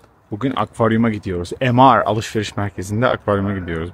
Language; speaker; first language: Turkish; native; Turkish